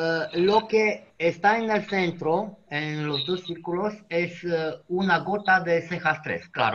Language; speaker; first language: Spanish; non-native, fluent; Romanian